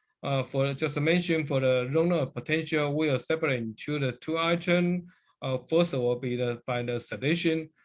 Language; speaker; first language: English; non-native, learner; Chinese